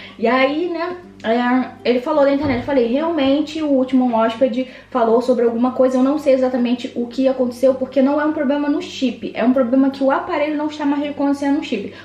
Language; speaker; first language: Portuguese; native; Portuguese